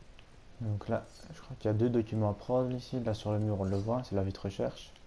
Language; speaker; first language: French; native; French